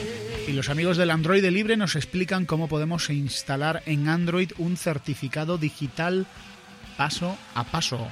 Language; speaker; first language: Spanish; native; Spanish